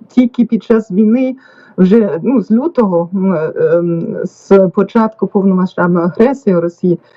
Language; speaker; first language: Ukrainian; non-native, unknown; German